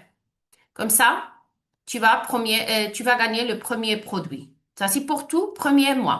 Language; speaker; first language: French; non-native, learner; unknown